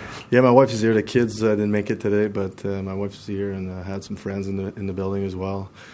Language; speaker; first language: English; non-native, fluent; French